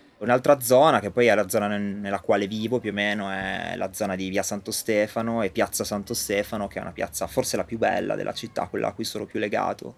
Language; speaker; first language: Italian; native; Italian